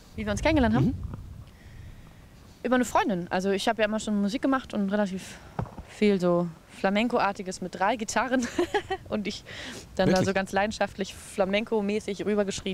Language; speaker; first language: German; native; German